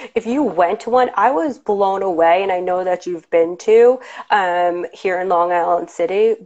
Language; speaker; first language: English; native; English